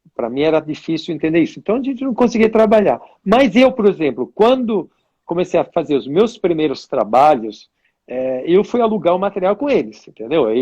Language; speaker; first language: Portuguese; non-native, fluent; Italian